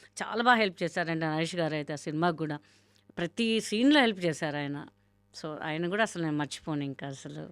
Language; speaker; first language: Telugu; non-native, local second language; Hindi